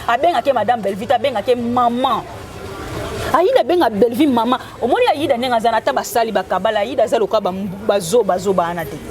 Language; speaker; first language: Lingala; native; Lingala